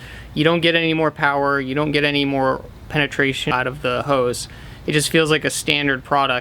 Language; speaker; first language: English; native; English